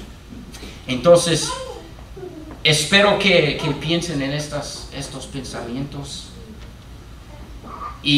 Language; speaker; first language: Spanish; non-native, fluent; English